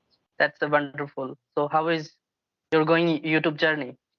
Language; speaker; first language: English; non-native, local second language; Hindi